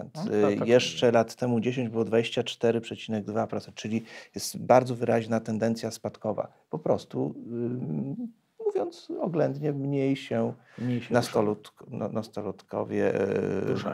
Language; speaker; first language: Polish; native; Polish